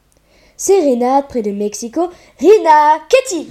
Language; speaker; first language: French; native; French